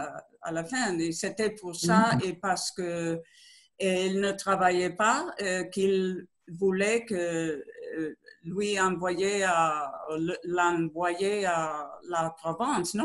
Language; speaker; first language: French; non-native, learner; Spanish